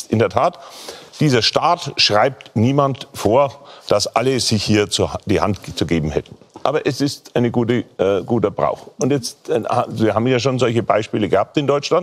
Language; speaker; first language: German; native; German